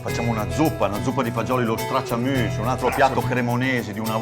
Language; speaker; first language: Italian; native; Italian